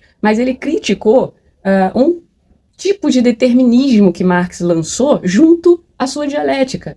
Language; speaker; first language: Portuguese; native; Portuguese